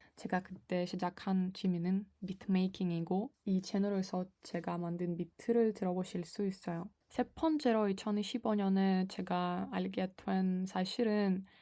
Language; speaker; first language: Korean; non-native, fluent; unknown